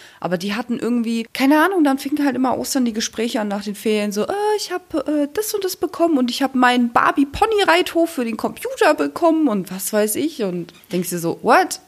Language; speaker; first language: German; early bilingual, other home language; Russian